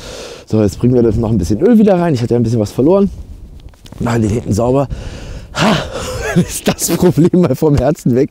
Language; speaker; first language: German; native; German